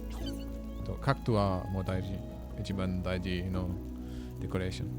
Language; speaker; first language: Japanese; non-native, learner; German